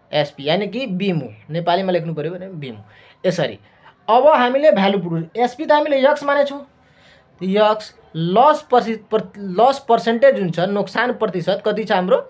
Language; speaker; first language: Nepali; non-native, local second language; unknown